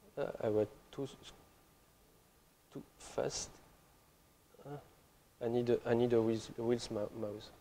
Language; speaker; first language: English; non-native, fluent; French